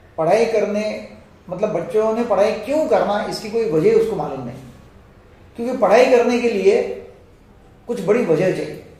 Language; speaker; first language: Hindi; non-native, local second language; Marathi